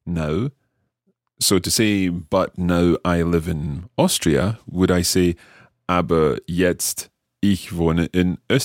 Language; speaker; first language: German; non-native, learner; English